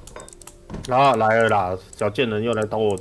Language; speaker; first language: Chinese; native; Chinese